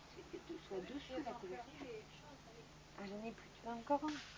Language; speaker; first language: French; native; French